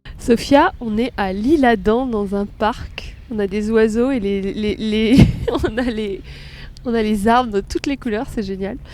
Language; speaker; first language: French; native; French